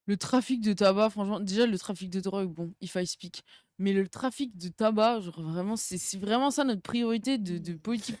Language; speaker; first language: French; native; French